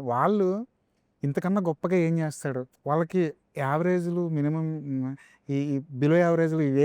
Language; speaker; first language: Telugu; native; Telugu